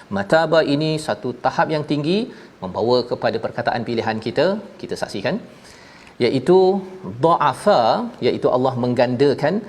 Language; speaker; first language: Malay; native; Malay